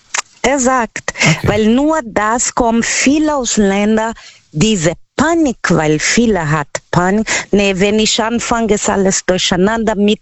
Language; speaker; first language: German; non-native, learner; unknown